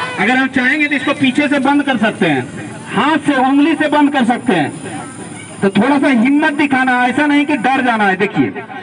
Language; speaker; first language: Hindi; native; Hindi